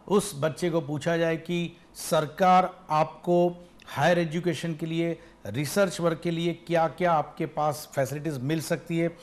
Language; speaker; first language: Hindi; non-native, local second language; Gujarati